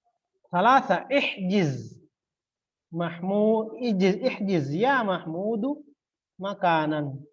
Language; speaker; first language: Arabic; non-native, fluent; Indonesian